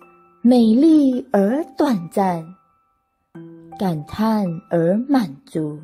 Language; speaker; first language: Chinese; native; Chinese